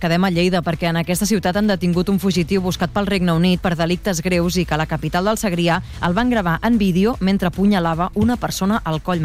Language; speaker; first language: Catalan; native; Catalan